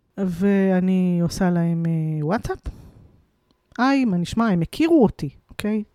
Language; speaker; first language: Hebrew; native; Hebrew